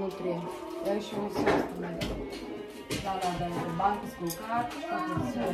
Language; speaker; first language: Russian; non-native, local second language; Kazakh